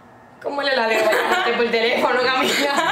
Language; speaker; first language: Spanish; native; Spanish